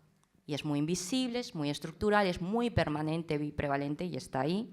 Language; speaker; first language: Spanish; early bilingual, other home language; Chinese